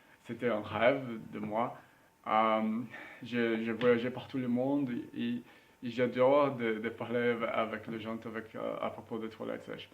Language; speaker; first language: French; non-native, learner; Spanish